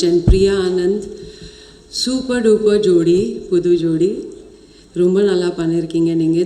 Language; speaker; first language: Tamil; non-native, fluent; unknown